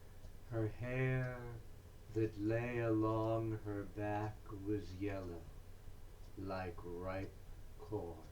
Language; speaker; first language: English; native; English